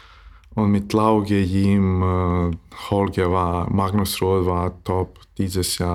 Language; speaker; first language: German; non-native, learner; Bosnian